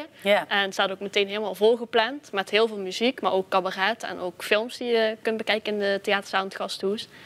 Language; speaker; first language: Dutch; native; Dutch